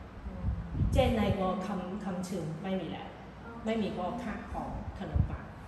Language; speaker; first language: Thai; non-native, learner; Cantonese